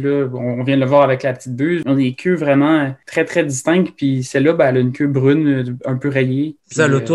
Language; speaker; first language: French; native; French